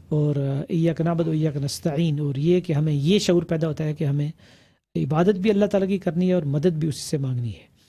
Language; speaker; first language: Urdu; native; Urdu